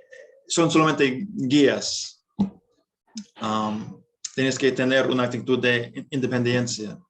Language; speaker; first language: Spanish; non-native, fluent; English